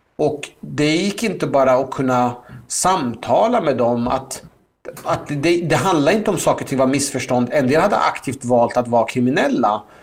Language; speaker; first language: Swedish; early bilingual, other home language; Persian